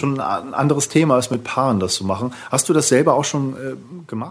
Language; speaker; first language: German; native; German